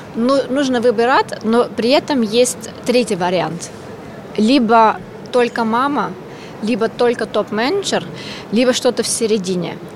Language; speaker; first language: Russian; non-native, fluent; German